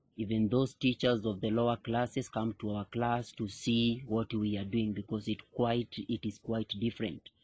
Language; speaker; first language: English; non-native, local second language; Kikuyu